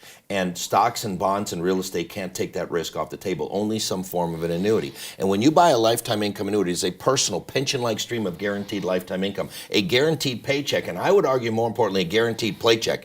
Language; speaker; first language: English; native; English